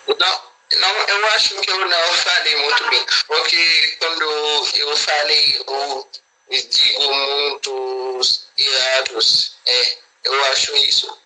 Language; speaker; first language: Portuguese; non-native, fluent; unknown